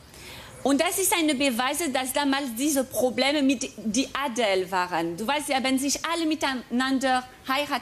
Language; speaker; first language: German; non-native, fluent; French